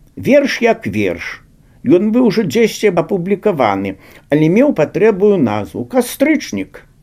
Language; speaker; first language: Belarusian; native; Belarusian